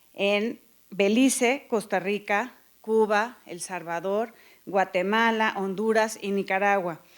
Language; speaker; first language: Spanish; native; Spanish